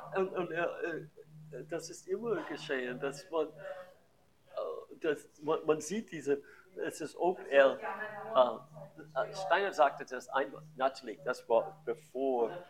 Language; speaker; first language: German; non-native, learner; English